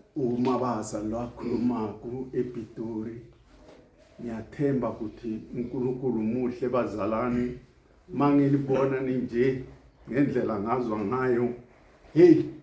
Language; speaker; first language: Zulu; non-native, local second language; South Ndebele